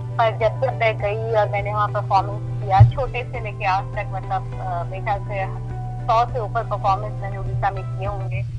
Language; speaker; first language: Hindi; native; Hindi